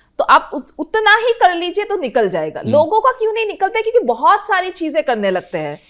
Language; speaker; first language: Hindi; non-native, local second language; Assamese